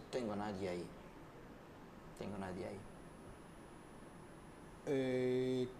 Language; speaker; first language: Spanish; non-native, learner; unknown